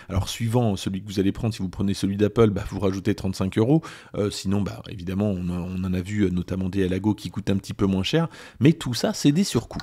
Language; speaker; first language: French; native; French